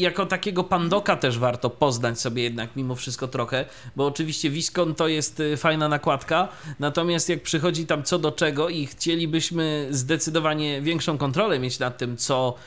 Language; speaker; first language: Polish; native; Polish